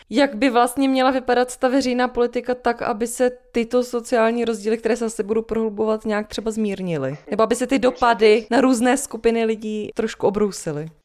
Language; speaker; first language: Czech; native; Czech